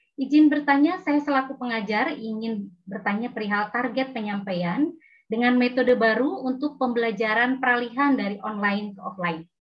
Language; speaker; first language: Indonesian; native; Indonesian